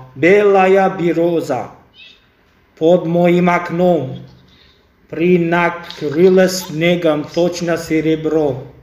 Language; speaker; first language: Russian; non-native, local second language; Uzbek